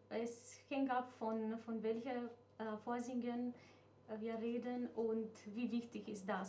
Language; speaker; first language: German; non-native, fluent; Macedonian